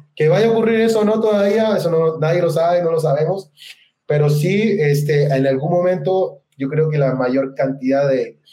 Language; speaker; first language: Spanish; native; Spanish